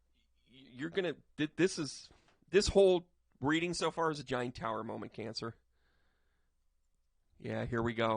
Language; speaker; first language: English; native; English